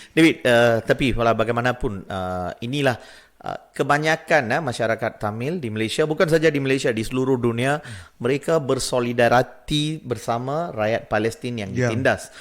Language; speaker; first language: Malay; non-native, local second language; Tamil